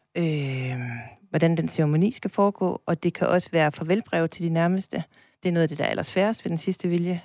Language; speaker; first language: Danish; native; Danish